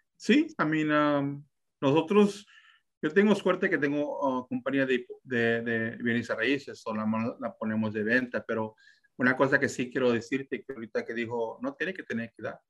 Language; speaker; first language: Spanish; early bilingual, heritage; Spanish